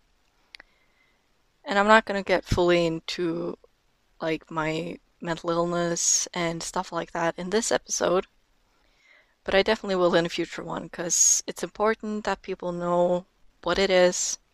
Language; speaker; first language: English; non-native, fluent; Norwegian